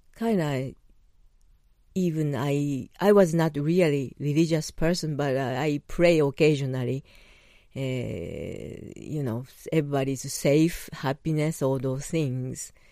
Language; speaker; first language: English; non-native, learner; Japanese